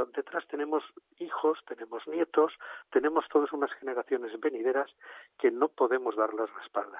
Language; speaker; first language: Spanish; native; Spanish